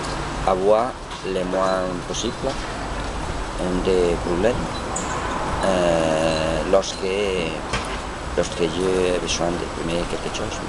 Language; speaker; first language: French; non-native, learner; Spanish